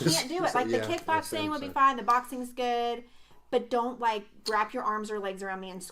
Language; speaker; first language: English; native; English